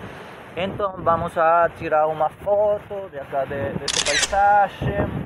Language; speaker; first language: Portuguese; non-native, learner; Spanish